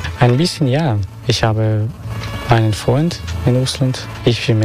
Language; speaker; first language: German; non-native, fluent; Russian